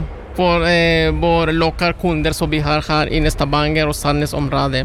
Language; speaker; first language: Norwegian; non-native, learner; Spanish